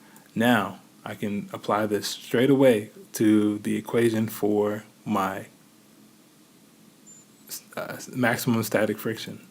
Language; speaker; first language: English; native; English